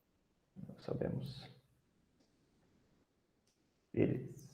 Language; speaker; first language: Portuguese; native; Portuguese